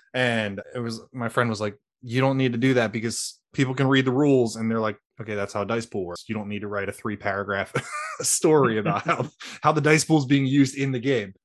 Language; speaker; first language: English; native; English